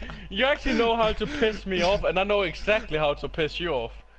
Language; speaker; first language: English; non-native, fluent; Danish